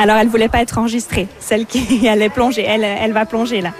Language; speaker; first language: French; native; French